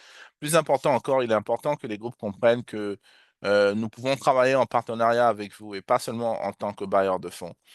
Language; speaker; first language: French; native; French